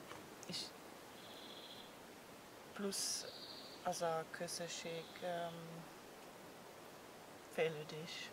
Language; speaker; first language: Hungarian; non-native, learner; German